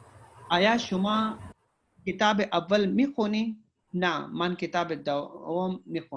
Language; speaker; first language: Persian; non-native, learner; Urdu